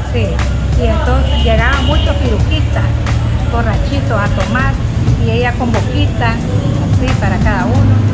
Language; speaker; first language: Spanish; native; Spanish